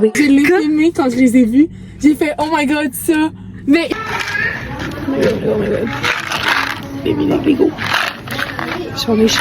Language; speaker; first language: French; native; French